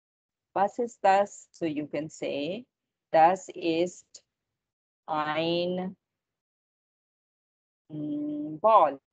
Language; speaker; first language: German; non-native, fluent; Hindi